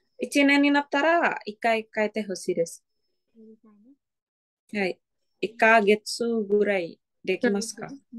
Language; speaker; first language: Japanese; non-native, learner; Indonesian